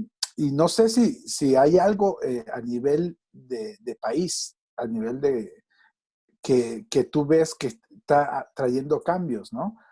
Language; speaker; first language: Spanish; native; Spanish